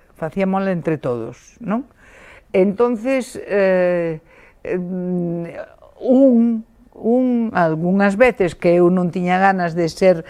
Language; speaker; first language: Galician; native; Galician